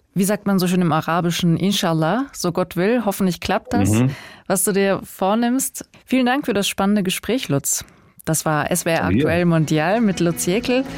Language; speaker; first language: German; native; German